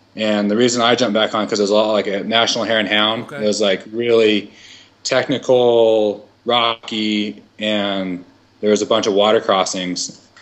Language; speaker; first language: English; native; English